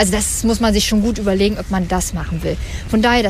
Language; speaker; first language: German; native; German